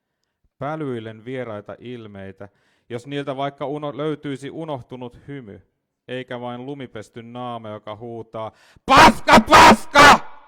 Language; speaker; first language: Finnish; native; Finnish